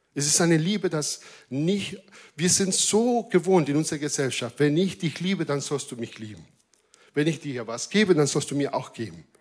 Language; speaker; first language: German; non-native, fluent; Spanish